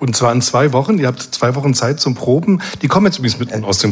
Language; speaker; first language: German; native; German